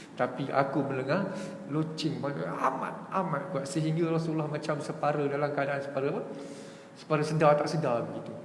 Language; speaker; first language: Malay; native; Malay